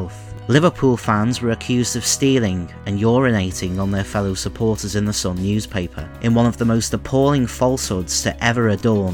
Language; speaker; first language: English; native; English